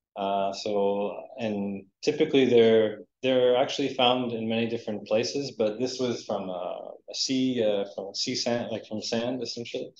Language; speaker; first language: English; native; English